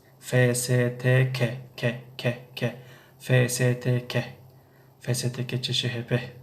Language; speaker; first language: Turkish; non-native, fluent; Tajik